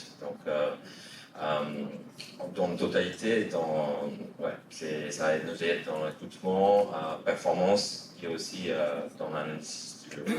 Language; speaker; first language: French; non-native, fluent; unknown